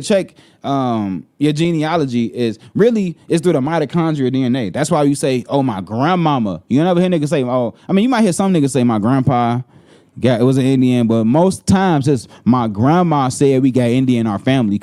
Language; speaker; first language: English; native; English